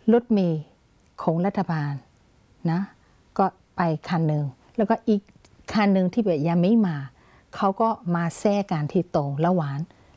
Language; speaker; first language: Thai; non-native, fluent; Burmese